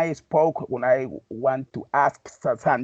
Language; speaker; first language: English; non-native, learner; Spanish